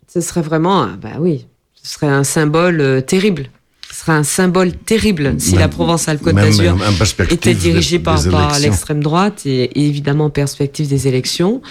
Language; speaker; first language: French; native; French